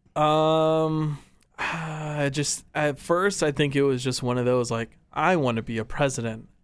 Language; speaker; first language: English; native; English